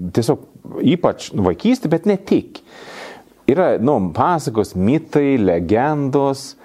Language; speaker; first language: Lithuanian; non-native, fluent; Swedish